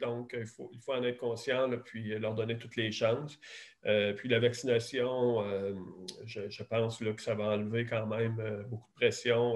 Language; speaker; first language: French; native; French